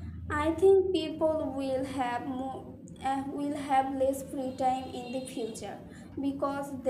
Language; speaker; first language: English; non-native, learner; Bangla